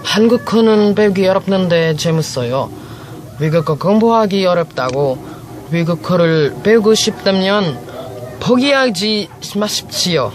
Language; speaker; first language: Korean; non-native, learner; Filipino